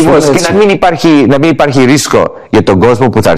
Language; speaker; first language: Greek; early bilingual, heritage; Greek